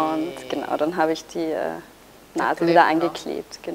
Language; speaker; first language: German; native; German